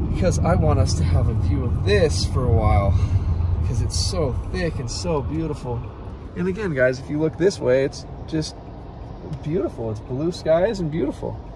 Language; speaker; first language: English; native; English